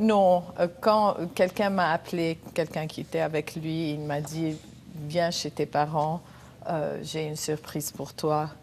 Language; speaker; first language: French; non-native, local second language; Arabic